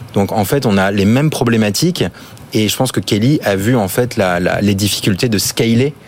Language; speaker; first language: French; early bilingual, other home language; English